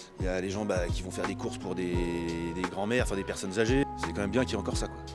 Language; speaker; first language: French; native; French